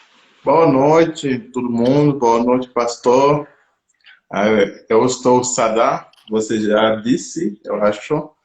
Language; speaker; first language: Portuguese; non-native, local second language; French